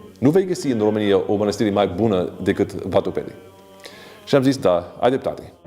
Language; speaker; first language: Romanian; non-native, fluent; English